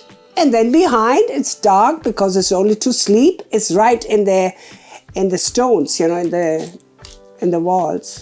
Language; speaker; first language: English; non-native, fluent; German